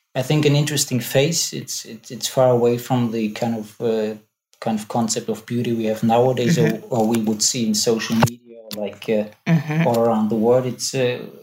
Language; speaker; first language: English; non-native, fluent; German